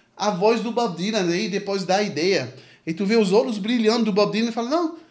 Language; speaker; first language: Portuguese; non-native, fluent; French